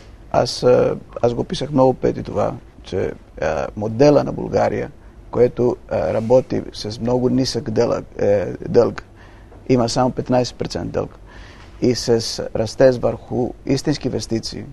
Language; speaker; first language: Bulgarian; non-native, fluent; Greek